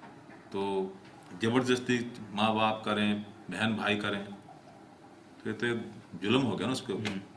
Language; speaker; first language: Hindi; non-native, local second language; Punjabi